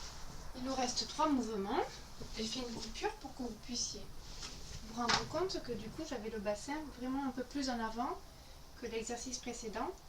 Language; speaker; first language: French; native; French